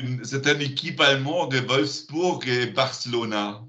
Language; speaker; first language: French; non-native, learner; German